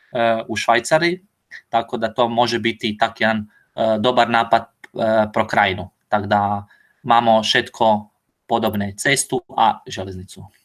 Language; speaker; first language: Slovak; non-native, learner; Croatian